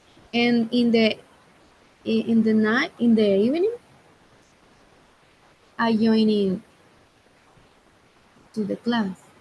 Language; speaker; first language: English; non-native, learner; Spanish